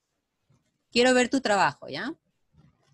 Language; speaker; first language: Spanish; native; Spanish